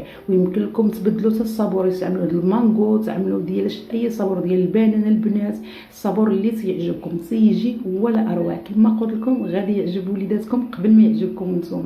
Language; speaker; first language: Arabic; native; Arabic